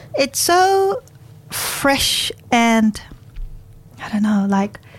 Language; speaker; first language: English; non-native, fluent; Japanese